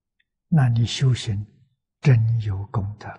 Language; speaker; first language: Chinese; native; Chinese